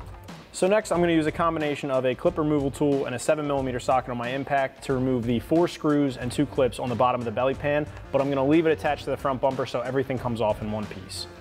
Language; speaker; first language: English; native; English